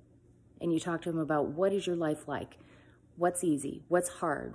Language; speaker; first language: English; native; English